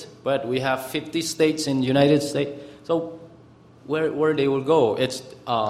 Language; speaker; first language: English; non-native, fluent; Burmese